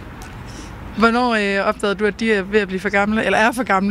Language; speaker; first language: Danish; native; Danish